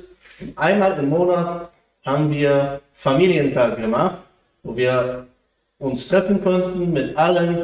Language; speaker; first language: German; non-native, fluent; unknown